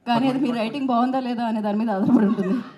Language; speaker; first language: Telugu; native; Telugu